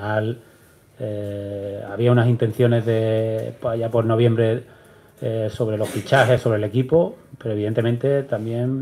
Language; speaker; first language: Spanish; native; Spanish